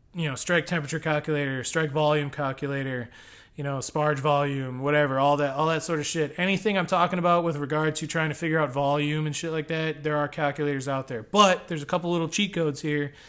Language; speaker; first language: English; native; English